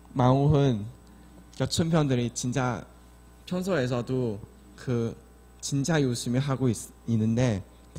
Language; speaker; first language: Korean; non-native, learner; Chinese